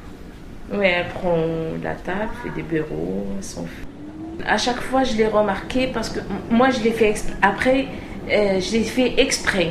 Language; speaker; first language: French; non-native, learner; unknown